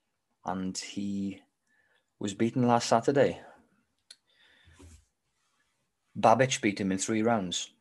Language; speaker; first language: English; native; English